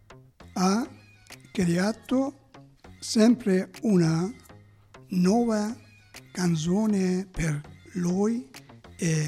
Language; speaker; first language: Italian; non-native, learner; Persian